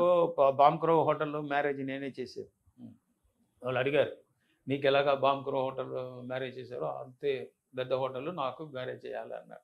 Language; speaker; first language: Telugu; non-native, learner; Tamil